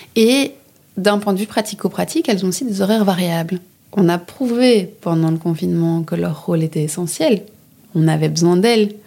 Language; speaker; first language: French; native; French